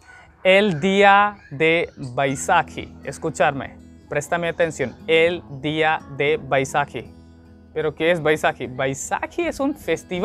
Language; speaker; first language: Spanish; non-native, learner; Hindi